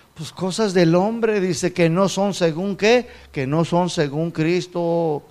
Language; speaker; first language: Spanish; non-native, fluent; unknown